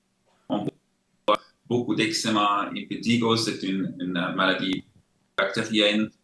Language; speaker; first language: French; non-native, local second language; German